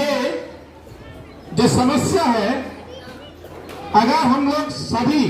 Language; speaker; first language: Hindi; non-native, local second language; Odia